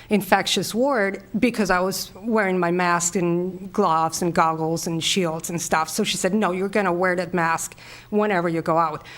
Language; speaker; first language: English; non-native, fluent; Polish